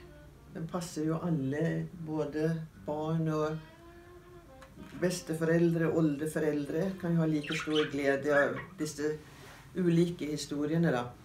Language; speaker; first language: Norwegian; native; Norwegian